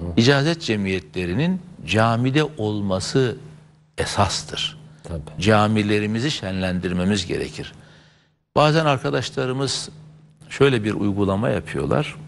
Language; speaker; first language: Turkish; native; Turkish